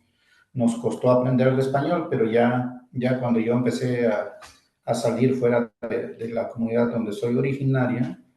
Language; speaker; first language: Spanish; non-native, local second language; Zapotec